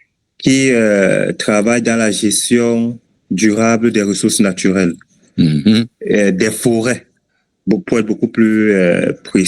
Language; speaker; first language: French; native; French